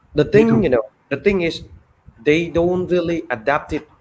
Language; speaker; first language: English; non-native, fluent; Khmer